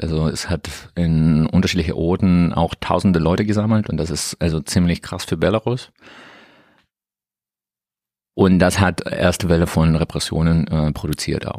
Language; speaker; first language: German; non-native, learner; Russian